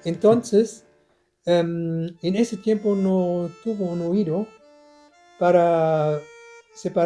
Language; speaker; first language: Spanish; non-native, learner; German